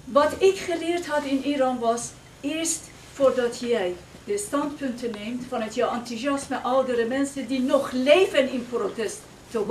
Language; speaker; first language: Dutch; non-native, fluent; Persian